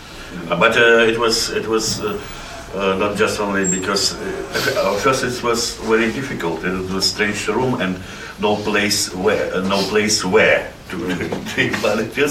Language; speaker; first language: English; non-native, learner; Russian